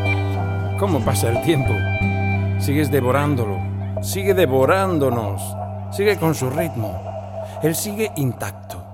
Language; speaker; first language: Spanish; native; Spanish